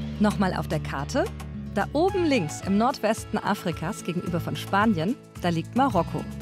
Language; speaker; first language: German; early bilingual, other home language; Riffian